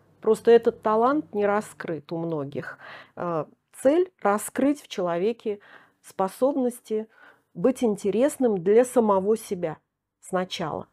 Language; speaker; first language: Russian; native; Russian